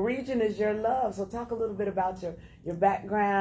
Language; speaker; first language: English; native; English